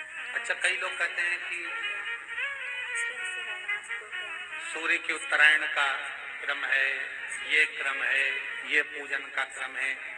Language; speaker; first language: Hindi; native; Hindi